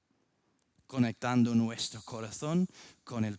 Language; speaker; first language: Spanish; non-native, fluent; English